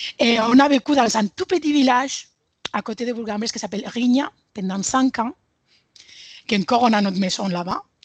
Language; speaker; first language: French; non-native, fluent; Spanish